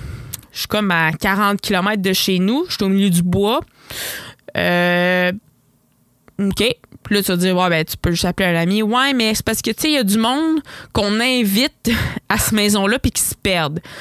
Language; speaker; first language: French; native; French